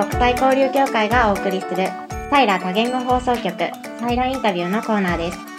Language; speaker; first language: Japanese; native; Japanese